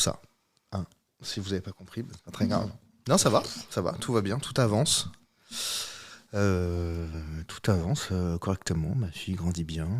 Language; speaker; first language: French; native; French